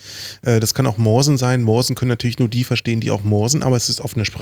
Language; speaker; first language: German; native; German